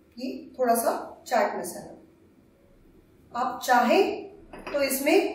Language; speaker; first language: Hindi; native; Hindi